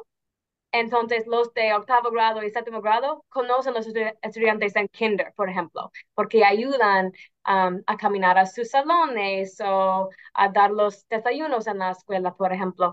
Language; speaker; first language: Spanish; non-native, fluent; English